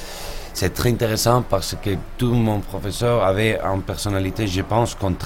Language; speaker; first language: French; non-native, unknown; Spanish